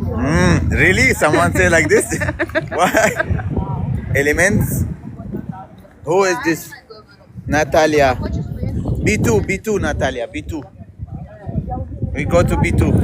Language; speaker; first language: English; non-native, learner; Arabic